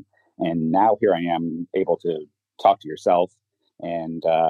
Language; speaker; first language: English; native; English